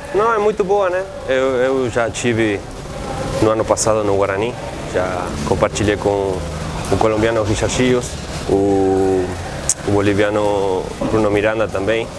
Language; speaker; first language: Portuguese; non-native, fluent; Spanish